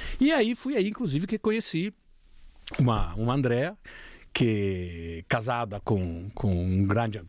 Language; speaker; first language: Portuguese; non-native, fluent; Italian